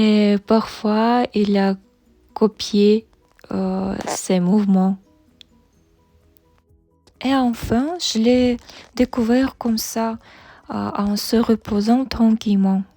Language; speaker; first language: French; non-native, learner; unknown